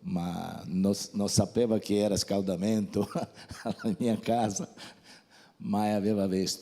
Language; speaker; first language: Italian; non-native, fluent; Portuguese